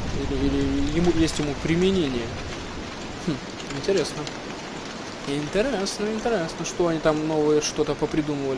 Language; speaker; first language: Russian; native; Russian